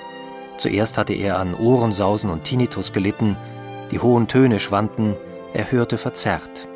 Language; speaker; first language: German; native; German